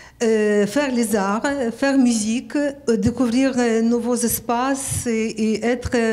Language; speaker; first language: French; non-native, learner; Ukrainian